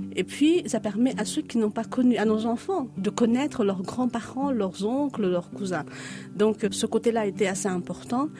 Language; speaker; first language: French; non-native, local second language; Lingala